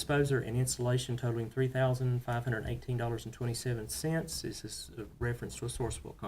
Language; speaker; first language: English; native; English